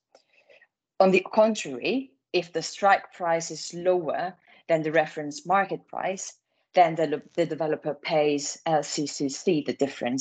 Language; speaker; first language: English; non-native, fluent; Italian